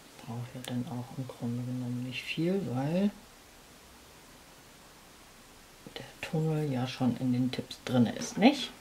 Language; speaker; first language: German; native; German